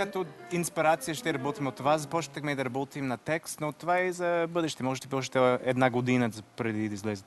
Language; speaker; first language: Bulgarian; non-native, learner; English